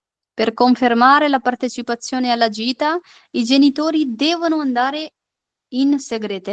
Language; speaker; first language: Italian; non-native, fluent; Urdu